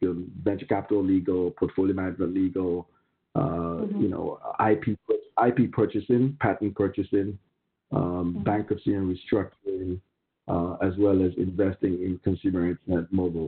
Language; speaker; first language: English; non-native, local second language; Yoruba